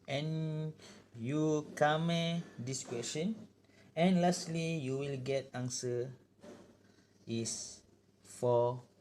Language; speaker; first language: English; non-native, local second language; Malay